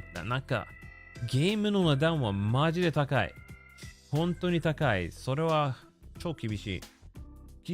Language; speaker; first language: Japanese; non-native, learner; English